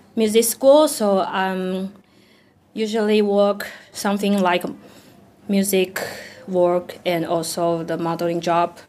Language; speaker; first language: English; non-native, learner; Chinese